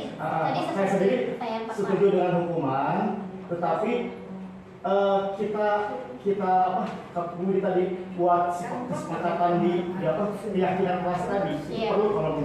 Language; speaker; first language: Indonesian; native; Indonesian